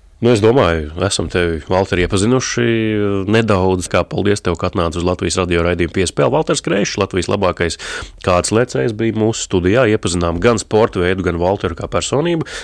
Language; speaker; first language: Latvian; native; Latvian